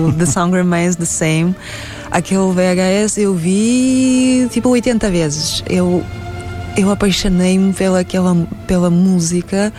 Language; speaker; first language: Portuguese; non-native, fluent; Russian